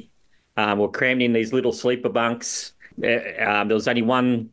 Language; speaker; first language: English; native; English